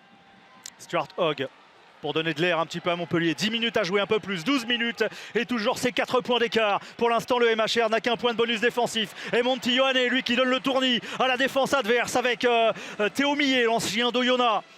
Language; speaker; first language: French; native; French